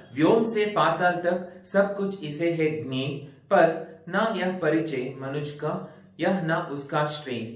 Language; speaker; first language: Hindi; non-native, local second language; Kannada